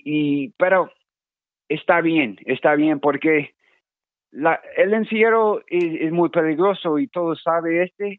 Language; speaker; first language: Spanish; non-native, learner; English